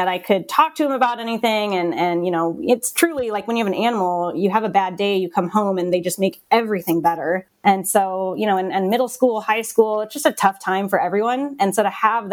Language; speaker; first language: English; native; English